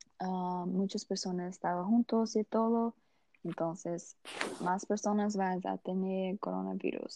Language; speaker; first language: Spanish; non-native, learner; Portuguese